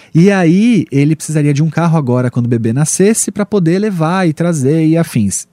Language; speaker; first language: Portuguese; native; Portuguese